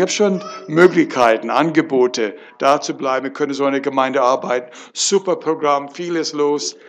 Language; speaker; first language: German; non-native, fluent; English